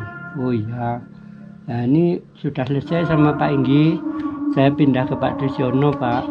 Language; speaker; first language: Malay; non-native, local second language; Javanese